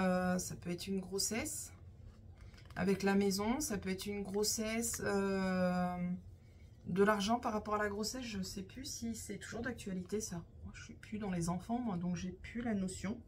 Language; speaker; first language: French; native; French